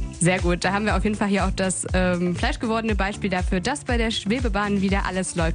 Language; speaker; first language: German; native; German